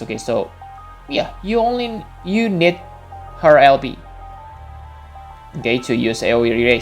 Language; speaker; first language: English; non-native, fluent; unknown